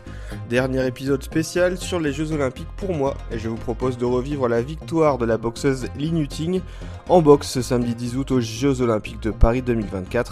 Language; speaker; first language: French; native; French